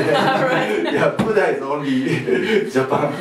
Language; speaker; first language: English; non-native, learner; Japanese